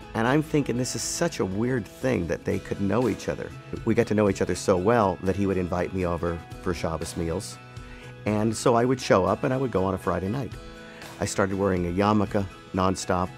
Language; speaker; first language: English; native; English